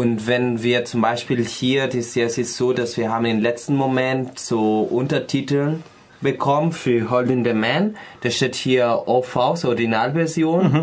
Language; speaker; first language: German; non-native, fluent; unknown